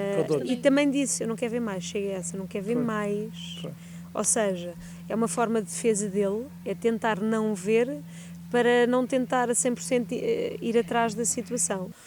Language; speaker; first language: Portuguese; native; Portuguese